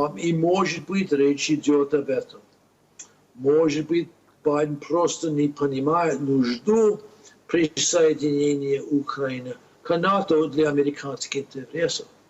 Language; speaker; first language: Russian; non-native, fluent; English